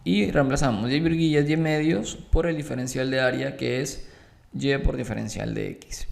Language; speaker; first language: Spanish; native; Spanish